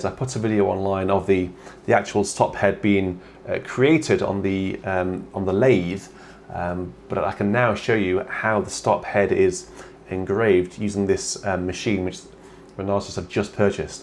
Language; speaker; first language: English; native; English